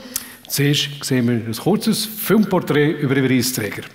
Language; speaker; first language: German; native; German